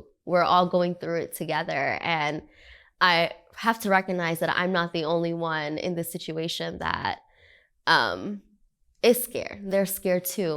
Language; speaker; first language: English; early bilingual, other home language; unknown